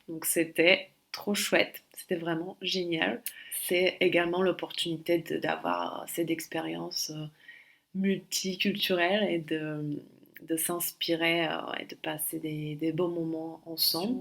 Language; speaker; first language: French; non-native, fluent; Slovak